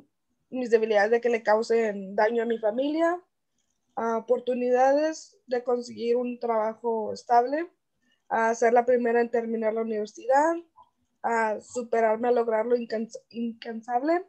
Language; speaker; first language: Spanish; native; Spanish